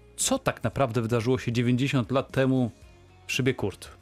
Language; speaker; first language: Polish; native; Polish